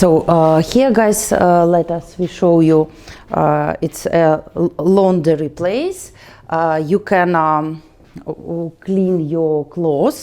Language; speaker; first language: English; non-native, learner; Russian